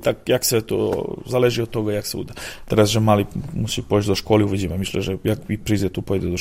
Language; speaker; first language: Polish; non-native, fluent; Serbian